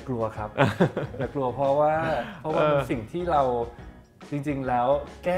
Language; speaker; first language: Thai; native; Thai